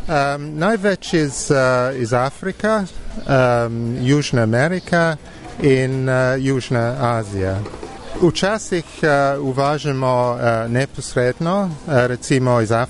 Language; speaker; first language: Slovenian; non-native, fluent; English